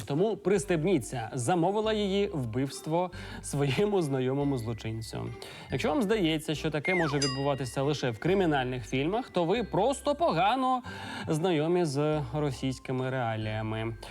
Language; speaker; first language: Ukrainian; native; Ukrainian